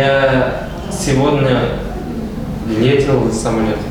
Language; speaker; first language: Russian; non-native, local second language; Kazakh